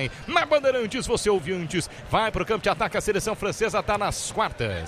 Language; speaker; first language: Portuguese; native; Portuguese